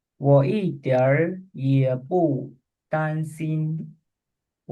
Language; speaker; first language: Chinese; non-native, fluent; Khmer